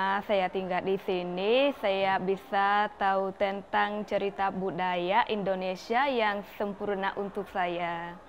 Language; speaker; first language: Indonesian; non-native, learner; Khmer